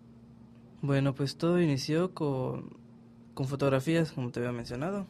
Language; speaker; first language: Spanish; native; Spanish